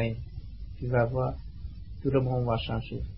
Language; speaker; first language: French; non-native, learner; Vietnamese